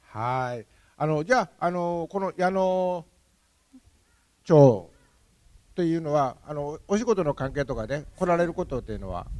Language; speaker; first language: Japanese; native; Japanese